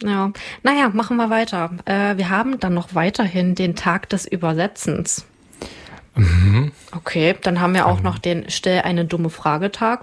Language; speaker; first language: German; native; German